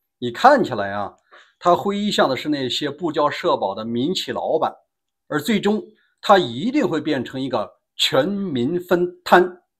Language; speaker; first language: Chinese; native; Chinese